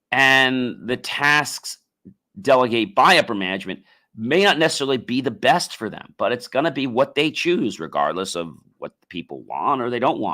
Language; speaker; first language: English; native; English